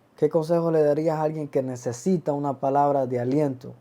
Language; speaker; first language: Spanish; early bilingual, other home language; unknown